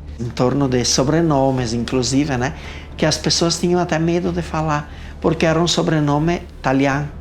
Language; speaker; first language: Portuguese; native; Portuguese